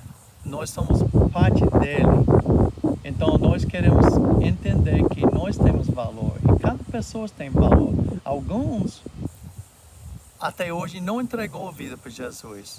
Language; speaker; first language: Portuguese; non-native, fluent; English